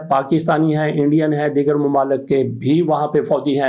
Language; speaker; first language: Urdu; native; Urdu